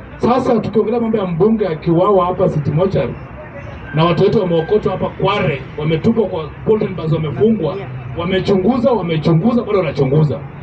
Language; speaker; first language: Swahili; native; Swahili